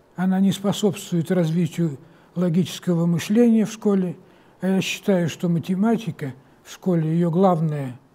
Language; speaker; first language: Russian; native; Russian